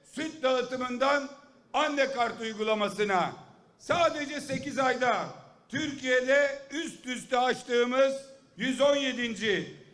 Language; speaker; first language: Turkish; native; Turkish